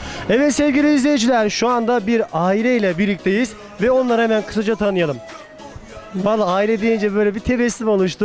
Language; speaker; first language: Turkish; native; Turkish